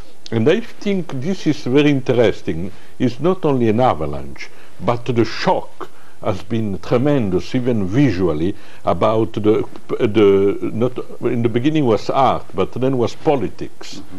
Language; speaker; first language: English; non-native, fluent; Italian